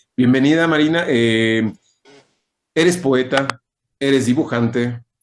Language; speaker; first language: Spanish; native; Spanish